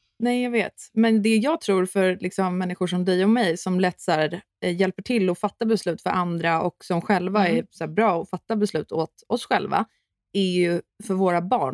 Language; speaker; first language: Swedish; native; Swedish